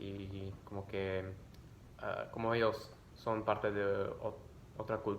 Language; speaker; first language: Spanish; early bilingual, other home language; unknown